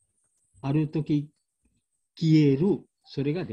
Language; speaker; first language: Japanese; non-native, learner; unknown